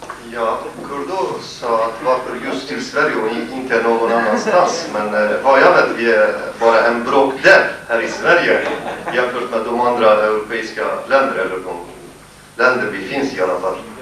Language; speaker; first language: Swedish; non-native, fluent; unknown